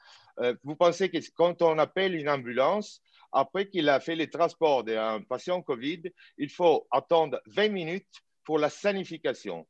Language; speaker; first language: French; non-native, fluent; Italian